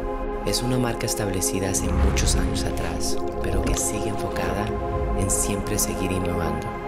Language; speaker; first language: Spanish; native; Spanish